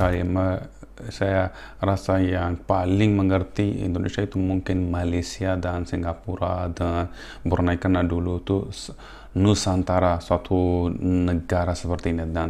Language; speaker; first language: Indonesian; non-native, fluent; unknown